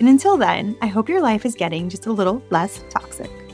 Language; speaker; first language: English; native; English